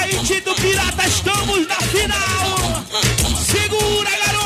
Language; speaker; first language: Portuguese; native; Portuguese